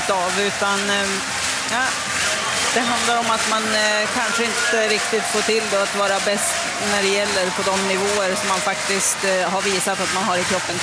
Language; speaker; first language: Swedish; native; Swedish